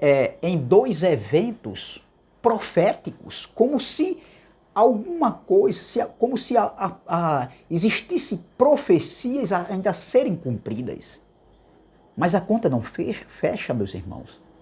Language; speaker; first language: Portuguese; native; Portuguese